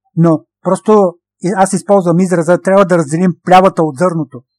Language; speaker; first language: Bulgarian; native; Bulgarian